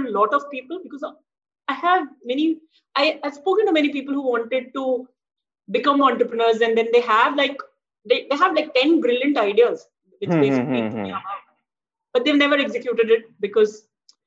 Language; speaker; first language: English; non-native, local second language; Hindi